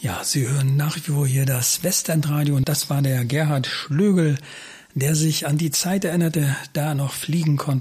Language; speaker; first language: German; native; German